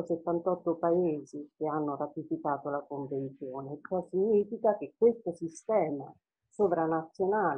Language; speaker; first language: Italian; native; Italian